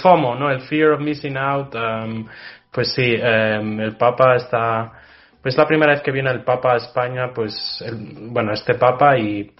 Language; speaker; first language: Spanish; native; Spanish